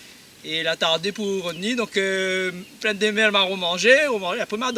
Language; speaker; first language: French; non-native, local second language; Réunion Creole French